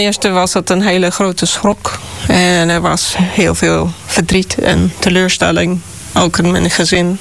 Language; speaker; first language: Dutch; non-native, fluent; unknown